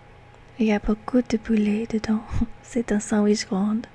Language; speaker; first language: French; non-native, learner; English